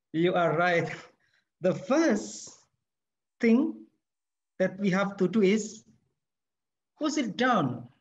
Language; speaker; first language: English; non-native, fluent; Indonesian